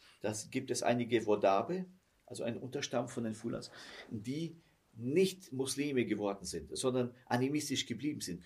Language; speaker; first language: German; early bilingual, heritage; German